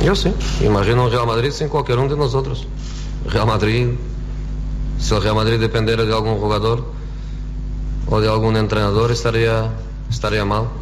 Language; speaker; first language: Spanish; non-native, fluent; Portuguese